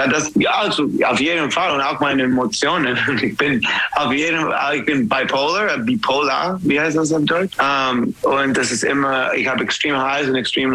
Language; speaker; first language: German; non-native, fluent; English